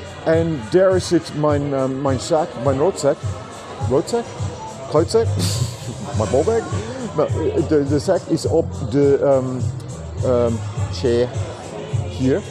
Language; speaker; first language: Dutch; non-native, learner; English